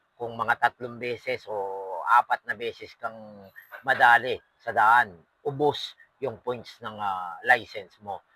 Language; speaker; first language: Filipino; non-native, local second language; Pampanga